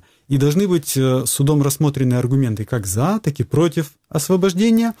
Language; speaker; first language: Russian; native; Russian